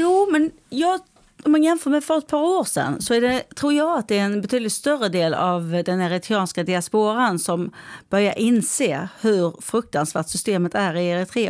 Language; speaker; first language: Swedish; native; Swedish